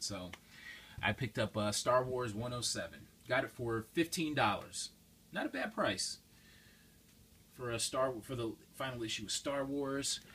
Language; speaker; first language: English; native; English